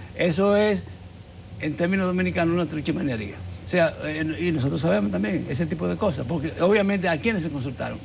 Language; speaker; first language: Spanish; native; Spanish